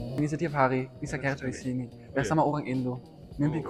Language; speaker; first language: Indonesian; non-native, learner; German